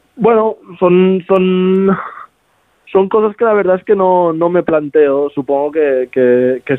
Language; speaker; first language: Spanish; native; Spanish